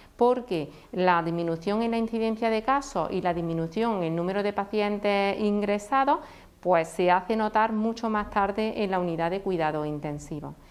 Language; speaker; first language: Spanish; native; Spanish